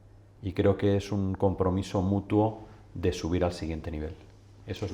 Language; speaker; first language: Spanish; native; Spanish